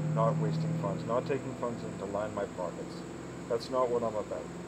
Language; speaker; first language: English; native; English